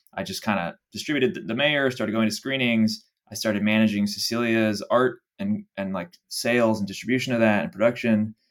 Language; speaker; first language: English; native; English